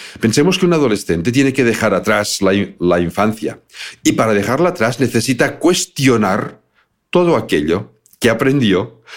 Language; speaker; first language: Spanish; native; Spanish